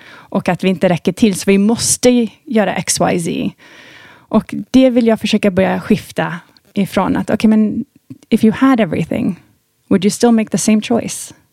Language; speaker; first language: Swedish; early bilingual, heritage; Swedish